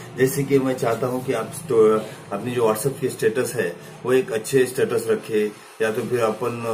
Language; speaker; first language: Hindi; non-native, local second language; Marathi